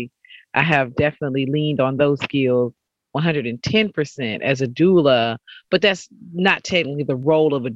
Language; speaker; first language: English; native; English